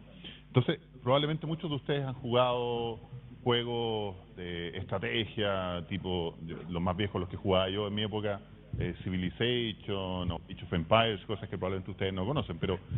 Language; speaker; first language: Spanish; native; Spanish